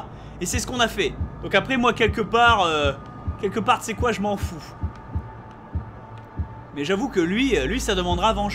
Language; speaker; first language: French; native; French